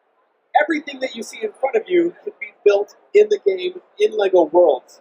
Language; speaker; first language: English; native; English